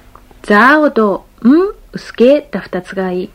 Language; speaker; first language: Mongolian; non-native, fluent; Japanese